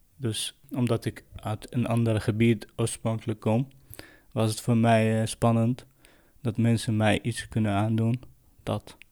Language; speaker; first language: Dutch; non-native, fluent; Kurdish